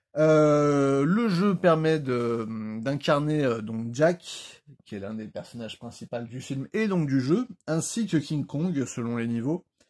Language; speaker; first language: French; native; French